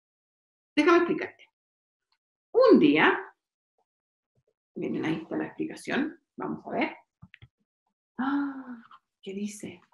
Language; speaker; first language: Spanish; native; Spanish